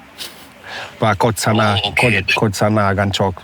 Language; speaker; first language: Thai; non-native, fluent; Polish